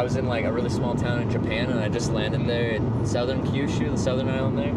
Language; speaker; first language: English; native; English